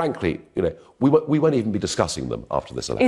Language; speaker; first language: English; native; English